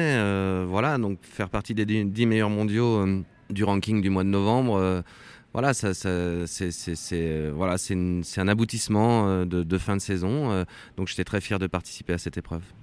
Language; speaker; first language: French; native; French